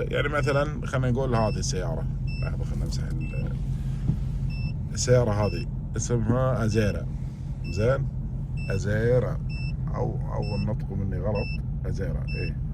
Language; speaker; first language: Arabic; native; Arabic